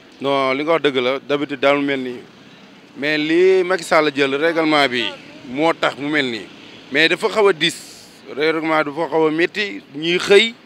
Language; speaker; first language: Wolof; native; Wolof